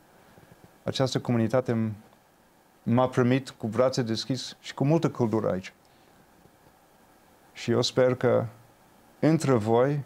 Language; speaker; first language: Romanian; non-native, fluent; English